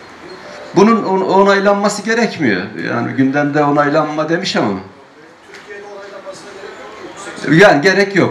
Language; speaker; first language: Turkish; native; Turkish